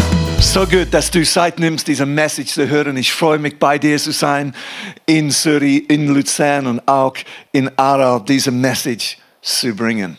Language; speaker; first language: German; non-native, fluent; English